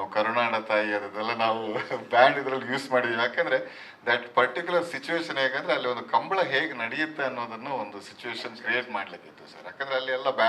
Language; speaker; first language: Kannada; non-native, local second language; Tulu